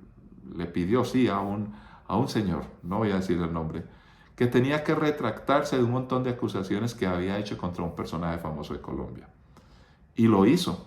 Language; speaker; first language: Spanish; native; Spanish